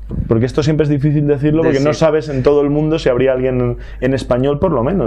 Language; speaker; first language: Spanish; native; Spanish